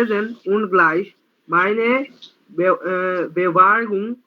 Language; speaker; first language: German; non-native, learner; Bangla